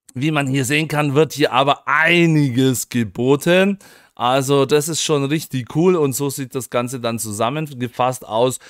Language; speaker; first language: German; native; German